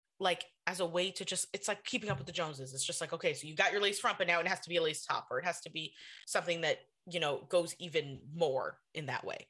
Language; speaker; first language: English; native; English